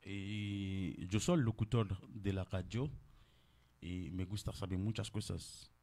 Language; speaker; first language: Spanish; non-native, learner; Haitian Creole